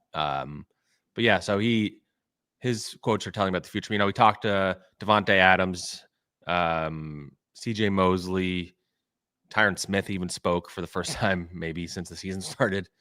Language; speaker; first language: English; native; English